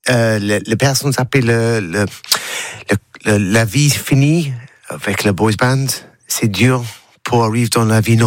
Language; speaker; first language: French; non-native, learner; English